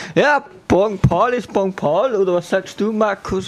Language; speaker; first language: German; native; German